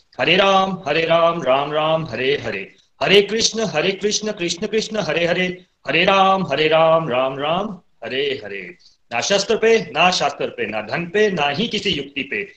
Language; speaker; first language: Hindi; native; Hindi